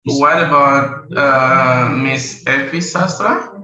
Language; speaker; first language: English; non-native, learner; Indonesian